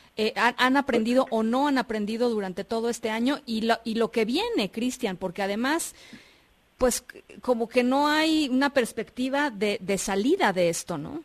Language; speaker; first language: Spanish; native; Spanish